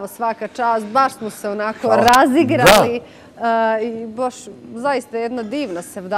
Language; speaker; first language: Bosnian; native; Bosnian